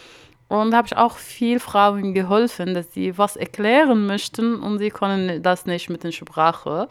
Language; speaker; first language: German; non-native, learner; Arabic